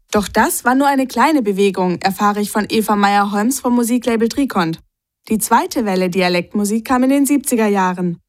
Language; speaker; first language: German; native; German